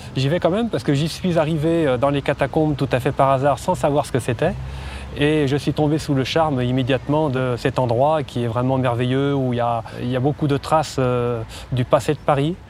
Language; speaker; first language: French; native; French